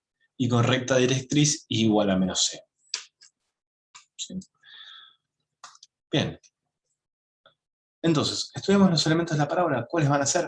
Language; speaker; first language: Spanish; native; Spanish